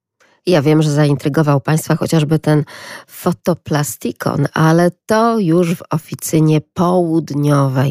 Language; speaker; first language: Polish; native; Polish